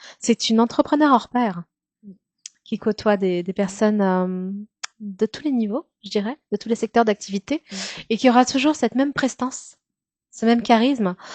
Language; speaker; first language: French; native; French